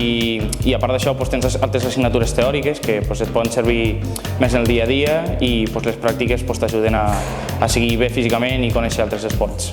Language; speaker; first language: Catalan; native; Catalan